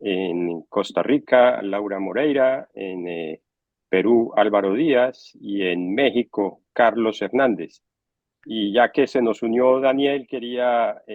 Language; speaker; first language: Spanish; native; Spanish